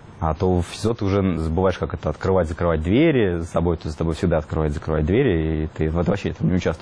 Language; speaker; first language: Russian; native; Russian